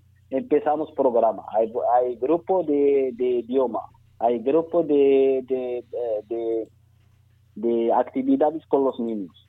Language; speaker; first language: Spanish; non-native, learner; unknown